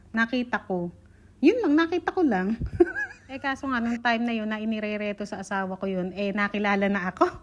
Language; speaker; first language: Filipino; native; Filipino